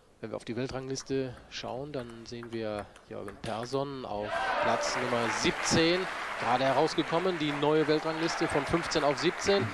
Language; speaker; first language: German; native; German